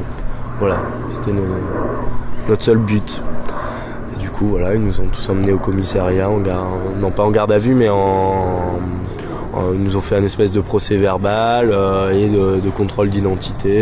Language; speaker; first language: French; native; French